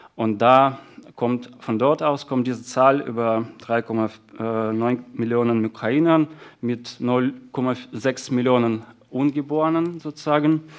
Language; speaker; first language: German; non-native, fluent; Russian